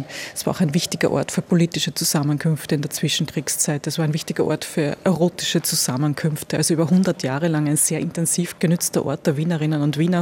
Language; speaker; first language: German; native; German